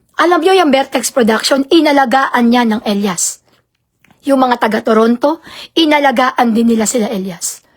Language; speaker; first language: Filipino; native; Filipino